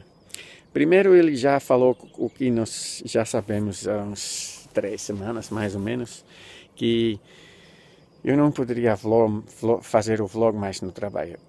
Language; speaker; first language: Portuguese; non-native, fluent; Dutch